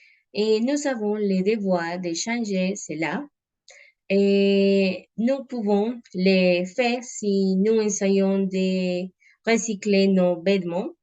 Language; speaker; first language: French; non-native, learner; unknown